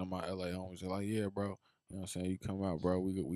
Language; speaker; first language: English; native; English